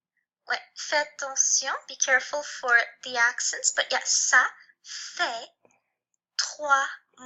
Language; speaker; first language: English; non-native, fluent; French